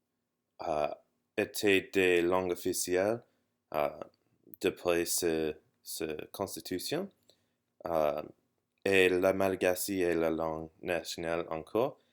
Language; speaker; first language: French; non-native, learner; English